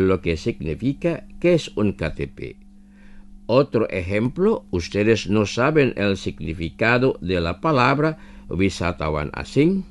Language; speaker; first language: Spanish; non-native, fluent; Indonesian